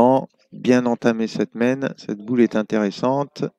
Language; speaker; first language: French; native; French